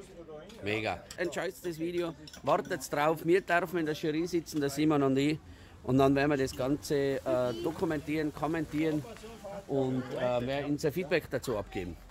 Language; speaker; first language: German; native; German